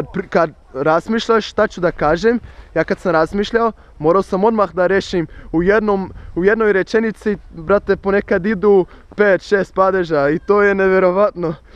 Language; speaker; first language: Serbian; non-native, fluent; Portuguese